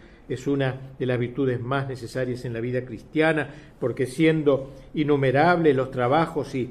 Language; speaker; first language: Spanish; native; Spanish